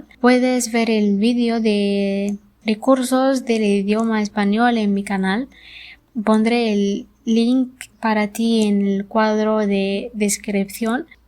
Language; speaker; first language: Spanish; non-native, learner; Arabic